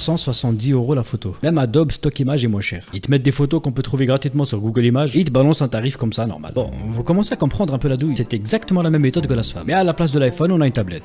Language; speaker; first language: French; native; French